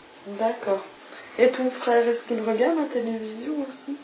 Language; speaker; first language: French; non-native, fluent; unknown